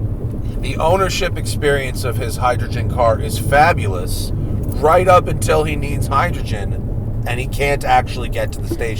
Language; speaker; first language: English; native; English